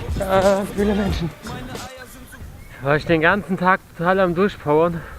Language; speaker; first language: German; native; German